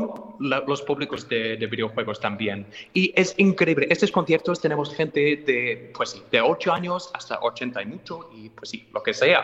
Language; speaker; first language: Spanish; non-native, fluent; English